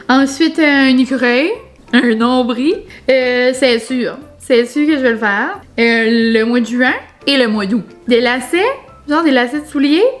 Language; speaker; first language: French; native; French